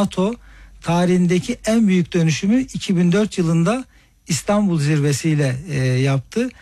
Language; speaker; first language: Turkish; native; Turkish